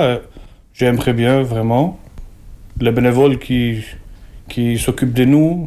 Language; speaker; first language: French; non-native, learner; Albanian